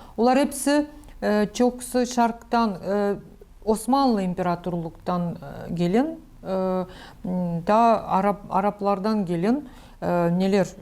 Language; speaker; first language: Turkish; non-native, learner; Crimean Tatar